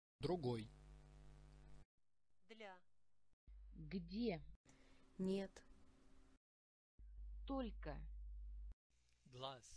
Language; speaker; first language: Russian; non-native, learner; English